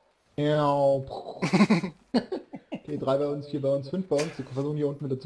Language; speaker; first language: German; native; German